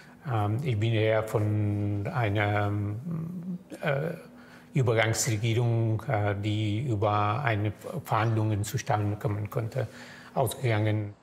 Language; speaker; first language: German; non-native, fluent; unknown